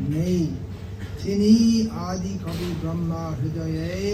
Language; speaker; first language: Bangla; non-native, fluent; English